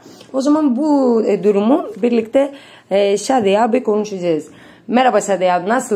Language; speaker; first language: Turkish; non-native, learner; Greek